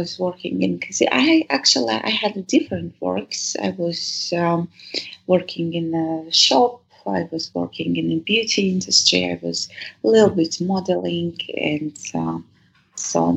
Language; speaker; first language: English; non-native, fluent; Russian